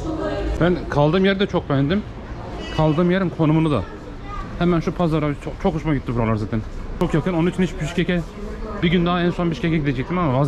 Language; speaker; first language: Turkish; native; Turkish